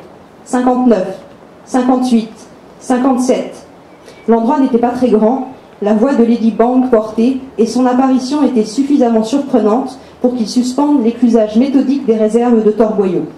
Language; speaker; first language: French; native; French